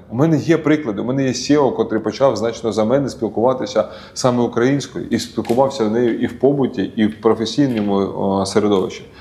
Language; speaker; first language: Ukrainian; non-native, local second language; Russian